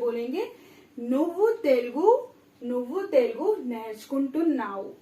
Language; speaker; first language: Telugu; non-native, fluent; Hindi